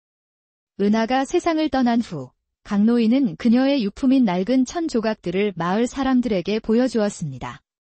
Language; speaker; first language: Korean; native; Korean